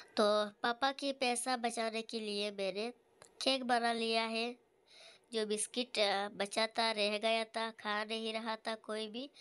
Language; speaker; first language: Hindi; native; Hindi